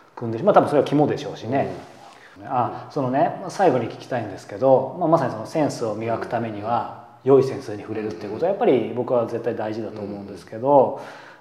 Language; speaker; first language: Japanese; native; Japanese